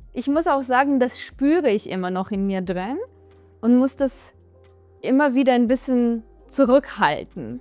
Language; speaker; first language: German; non-native, fluent; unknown